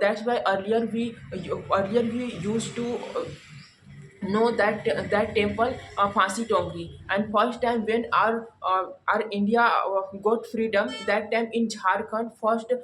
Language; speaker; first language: English; non-native, learner; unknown